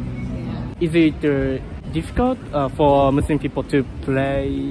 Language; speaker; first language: English; non-native, learner; Japanese